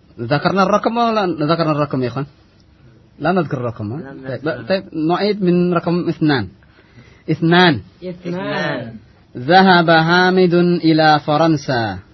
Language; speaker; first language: Arabic; non-native, fluent; Indonesian